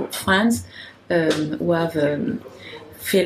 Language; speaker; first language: English; non-native, learner; French